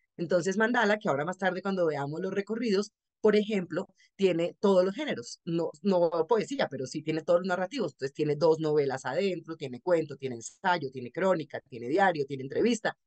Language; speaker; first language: Spanish; native; Spanish